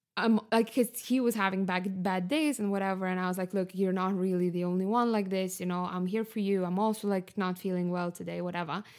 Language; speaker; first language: English; non-native, fluent; Lithuanian